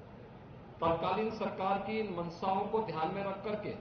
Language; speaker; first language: Hindi; native; Hindi